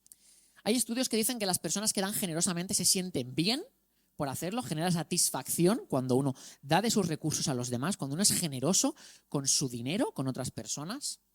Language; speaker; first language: Spanish; native; Spanish